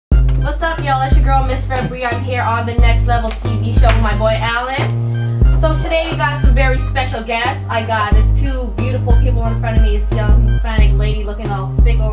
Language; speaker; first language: English; native; English